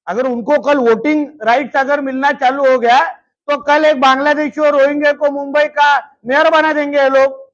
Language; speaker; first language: Hindi; non-native, local second language; Marathi